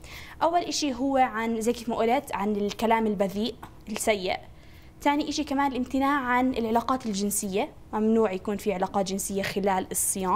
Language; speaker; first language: Arabic; native; Arabic